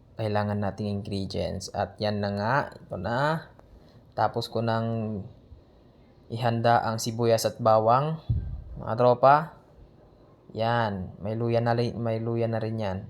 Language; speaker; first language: Filipino; non-native, local second language; Iloko